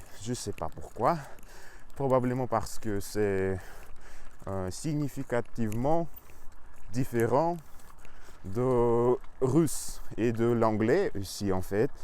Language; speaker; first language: French; non-native, learner; Russian